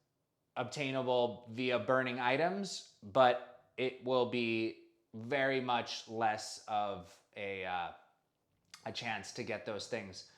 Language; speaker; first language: English; native; English